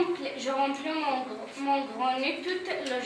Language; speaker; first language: French; non-native, learner; Arabic